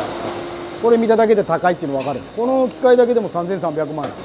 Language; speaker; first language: Japanese; non-native, local second language; Chinese